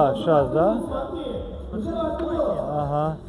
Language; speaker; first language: Russian; non-native, fluent; Armenian